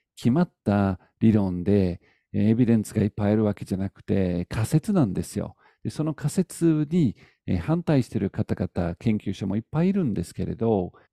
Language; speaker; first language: Japanese; non-native, fluent; English